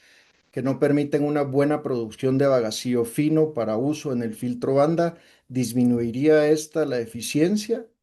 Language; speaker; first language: Spanish; native; Spanish